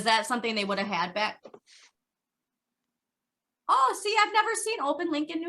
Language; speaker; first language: English; native; English